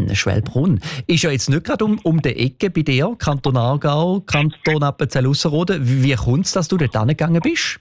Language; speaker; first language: German; native; German